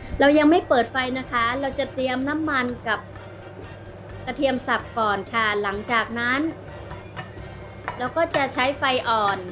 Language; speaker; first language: Thai; native; Thai